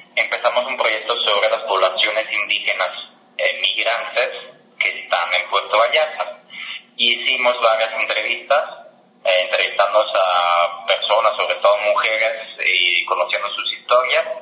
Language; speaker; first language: Spanish; non-native, fluent; Italian